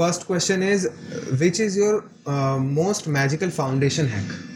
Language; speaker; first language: English; non-native, local second language; Bangla